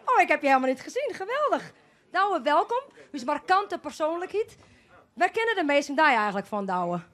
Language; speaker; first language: Dutch; non-native, fluent; Thai